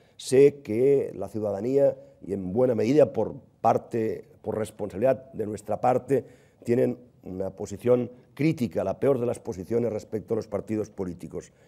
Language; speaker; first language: Spanish; non-native, local second language; Catalan